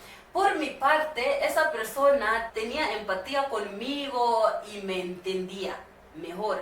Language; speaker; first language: Spanish; non-native, learner; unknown